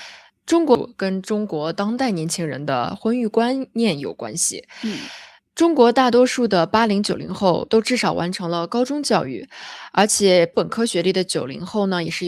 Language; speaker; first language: Chinese; native; Chinese